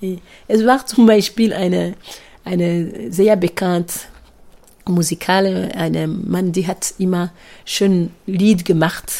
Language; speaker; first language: German; non-native, fluent; Kinyarwanda